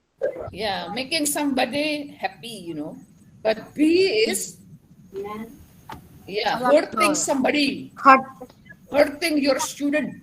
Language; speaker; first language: English; non-native, fluent; Javanese